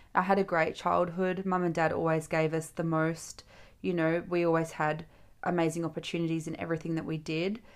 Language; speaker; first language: English; native; English